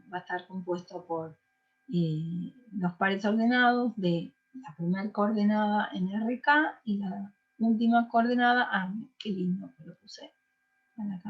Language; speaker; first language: Spanish; native; Spanish